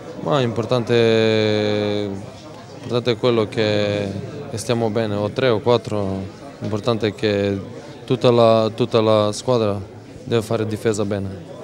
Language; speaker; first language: Italian; non-native, fluent; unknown